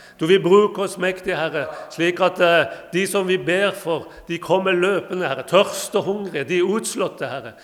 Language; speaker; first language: Norwegian; non-native, fluent; Persian